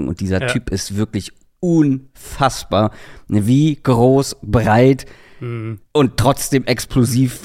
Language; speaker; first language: German; native; German